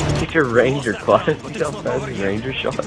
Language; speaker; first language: English; native; English